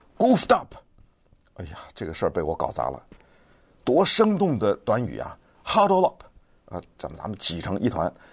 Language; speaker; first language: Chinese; native; Chinese